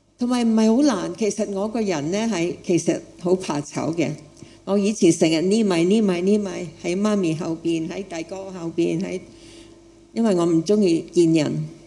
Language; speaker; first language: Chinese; non-native, fluent; English